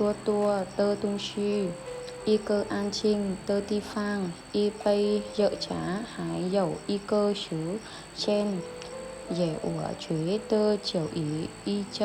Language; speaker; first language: Chinese; non-native, learner; Vietnamese